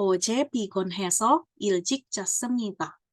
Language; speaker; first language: Korean; non-native, learner; Indonesian